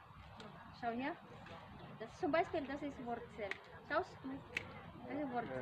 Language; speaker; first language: German; non-native, fluent; Cebuano